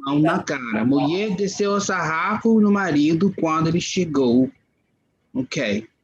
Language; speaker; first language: Portuguese; non-native, fluent; English